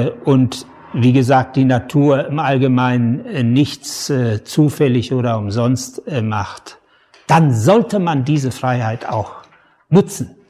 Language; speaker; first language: German; native; German